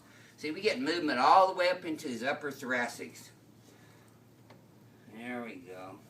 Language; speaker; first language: English; native; English